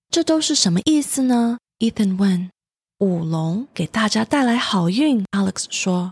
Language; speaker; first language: Chinese; early bilingual, heritage; Chinese